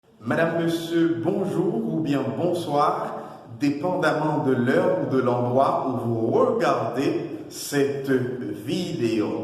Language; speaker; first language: French; non-native, local second language; Haitian Creole